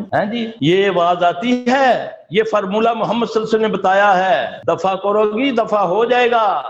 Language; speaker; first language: Urdu; non-native, local second language; Punjabi